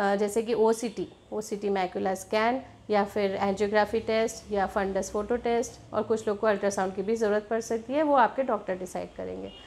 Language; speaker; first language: Hindi; native; Hindi